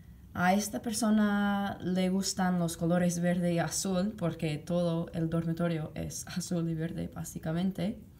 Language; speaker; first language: Spanish; non-native, fluent; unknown